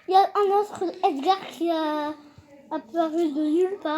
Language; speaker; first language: French; native; French